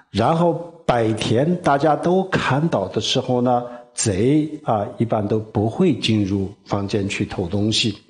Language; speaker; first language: Chinese; non-native, local second language; Tibetan